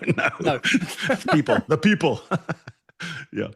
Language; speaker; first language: English; native; English